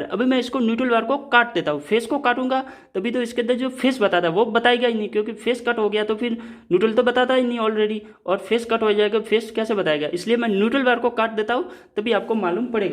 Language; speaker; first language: Hindi; native; Hindi